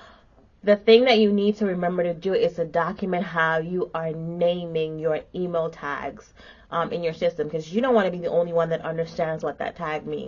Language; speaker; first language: English; native; English